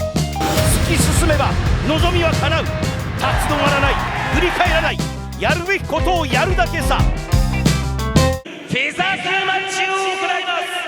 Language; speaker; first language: Japanese; native; Japanese